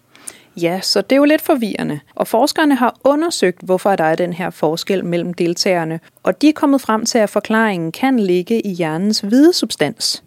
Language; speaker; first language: Danish; native; Danish